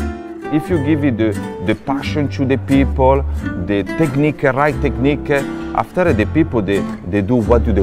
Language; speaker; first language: English; non-native, learner; Italian